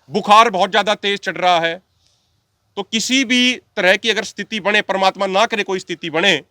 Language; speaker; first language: Hindi; non-native, local second language; Punjabi